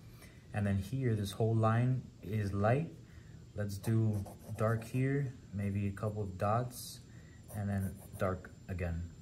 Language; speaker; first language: English; native; English